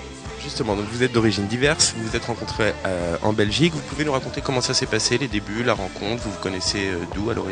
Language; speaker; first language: French; native; French